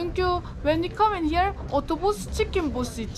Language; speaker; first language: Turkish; non-native, learner; Spanish